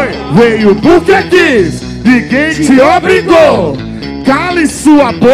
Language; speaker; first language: Portuguese; native; Portuguese